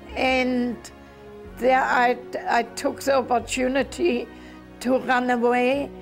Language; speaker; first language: English; non-native, learner; German